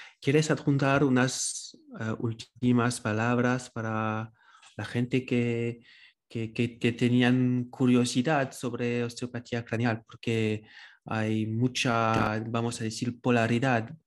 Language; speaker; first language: Spanish; non-native, fluent; French